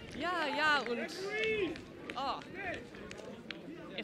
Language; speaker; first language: German; non-native, learner; Dutch